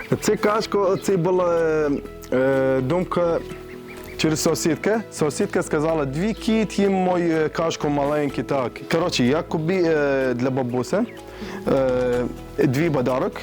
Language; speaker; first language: Ukrainian; non-native, learner; Arabic